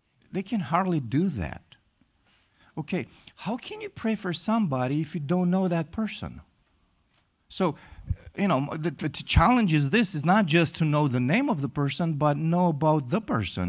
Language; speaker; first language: English; non-native, fluent; Romanian